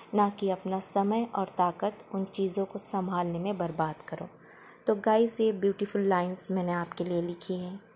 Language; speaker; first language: Hindi; non-native, local second language; Marathi